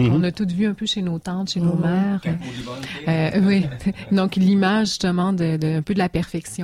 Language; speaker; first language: French; native; French